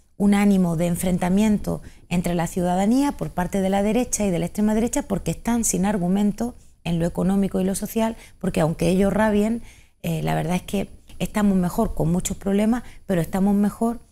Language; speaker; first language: Spanish; native; Spanish